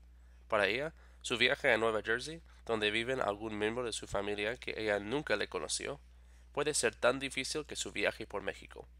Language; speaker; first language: Spanish; non-native, fluent; English